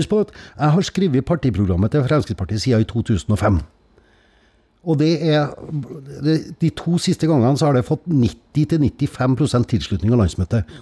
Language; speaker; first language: Norwegian; native; Norwegian